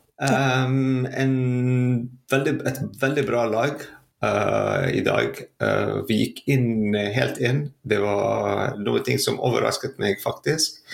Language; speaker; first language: Norwegian; non-native, fluent; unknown